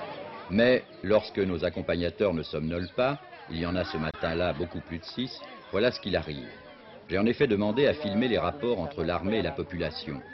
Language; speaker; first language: French; native; French